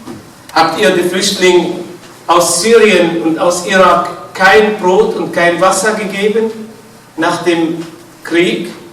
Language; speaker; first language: German; non-native, fluent; Arabic